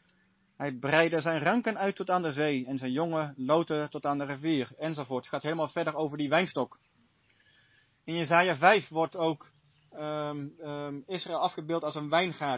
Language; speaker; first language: Dutch; native; Dutch